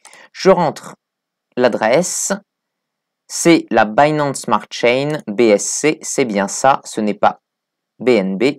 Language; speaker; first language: French; native; French